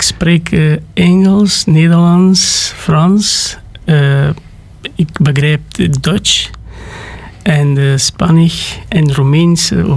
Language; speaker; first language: Dutch; non-native, learner; Romanian